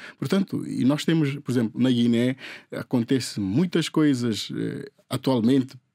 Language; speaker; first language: Portuguese; non-native, local second language; Upper Guinea Crioulo